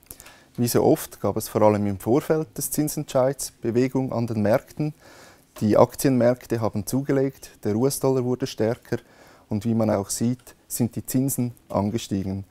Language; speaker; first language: German; native; German